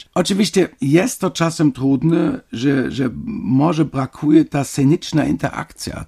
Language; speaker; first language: Polish; non-native, fluent; German